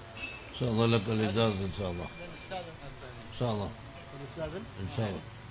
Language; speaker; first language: Arabic; non-native, fluent; Malayalam